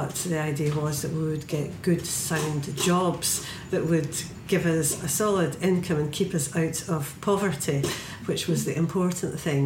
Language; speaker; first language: English; native; English